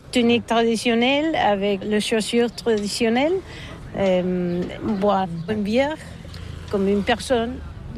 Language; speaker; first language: French; non-native, fluent; Spanish